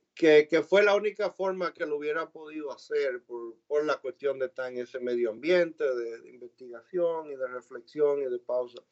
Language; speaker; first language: Spanish; native; Spanish